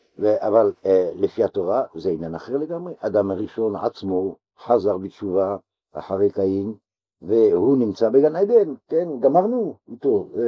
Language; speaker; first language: Hebrew; non-native, fluent; French